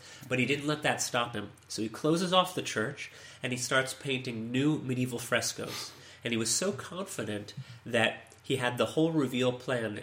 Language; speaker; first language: English; native; English